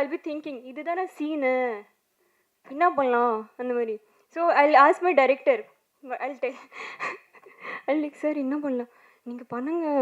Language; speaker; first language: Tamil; non-native, learner; Bangla